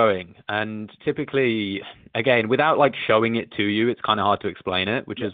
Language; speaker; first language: English; native; English